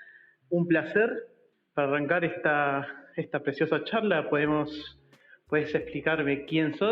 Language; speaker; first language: Spanish; native; Spanish